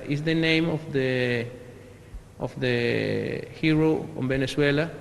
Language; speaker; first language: English; non-native, learner; Spanish